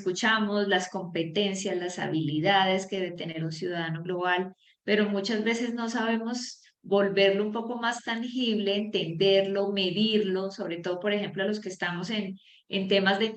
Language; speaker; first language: Spanish; native; Spanish